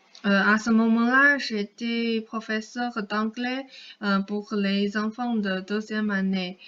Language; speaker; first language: French; non-native, fluent; Chinese